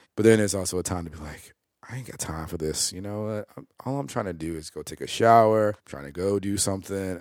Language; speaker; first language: English; native; English